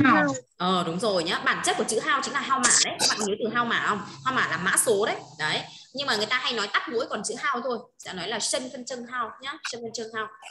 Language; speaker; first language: Vietnamese; native; Vietnamese